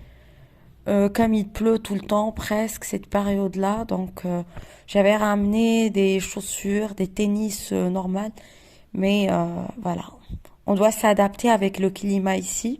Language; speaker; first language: French; non-native, local second language; Arabic